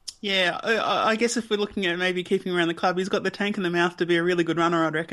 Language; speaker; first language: English; native; English